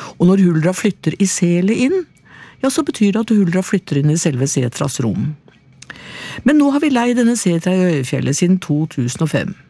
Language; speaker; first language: Norwegian; native; Norwegian